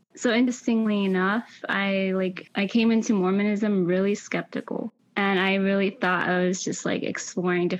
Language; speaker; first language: English; early bilingual, other home language; Spanish